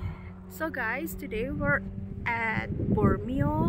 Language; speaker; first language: English; non-native, fluent; Indonesian